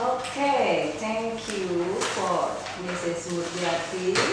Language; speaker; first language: English; non-native, fluent; Indonesian